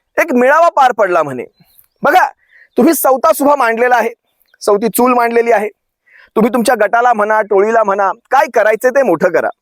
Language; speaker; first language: Marathi; native; Marathi